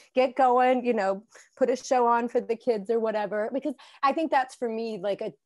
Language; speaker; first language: English; native; English